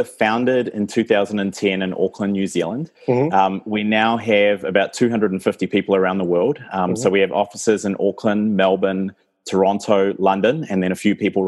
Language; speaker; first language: English; native; English